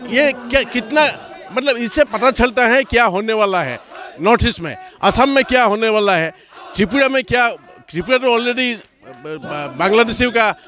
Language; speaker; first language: Hindi; non-native, local second language; Kok Borok